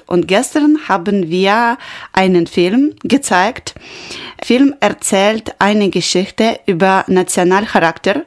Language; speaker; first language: German; non-native, learner; Ukrainian